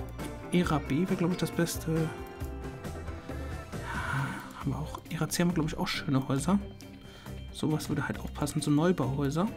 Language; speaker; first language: German; native; German